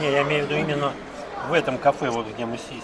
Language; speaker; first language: Russian; native; Russian